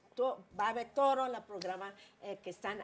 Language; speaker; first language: Spanish; non-native, learner; English